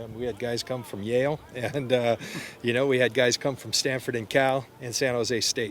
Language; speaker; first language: English; native; English